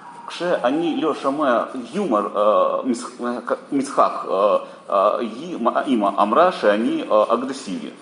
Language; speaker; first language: Hebrew; non-native, learner; Russian